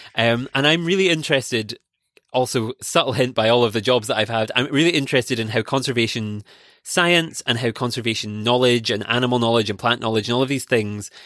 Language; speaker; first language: English; native; English